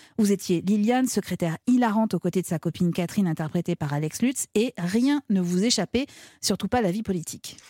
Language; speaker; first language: French; native; French